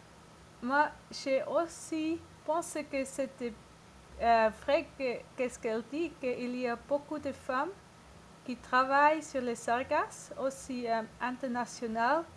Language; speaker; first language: French; non-native, learner; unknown